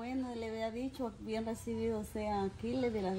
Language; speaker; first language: Spanish; native; Spanish